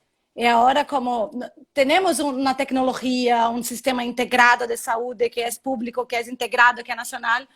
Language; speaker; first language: Spanish; non-native, learner; Portuguese